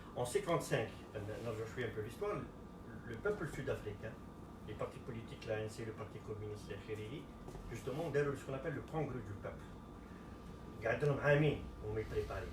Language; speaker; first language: French; non-native, local second language; Arabic